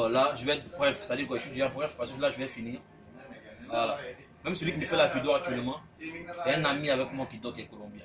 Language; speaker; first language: French; native; French